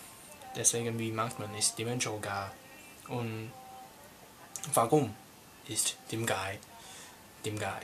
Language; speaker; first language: German; non-native, learner; Cantonese